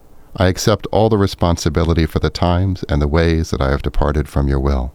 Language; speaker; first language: English; native; English